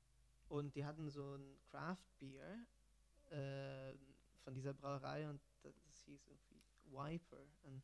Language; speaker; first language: German; non-native, fluent; Italian